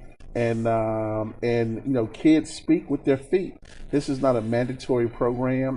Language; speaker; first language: English; native; English